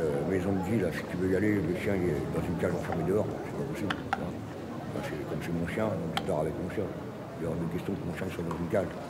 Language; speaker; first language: French; native; French